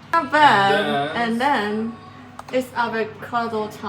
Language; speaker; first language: English; non-native, learner; Chinese